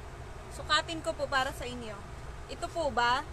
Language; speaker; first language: Filipino; native; Filipino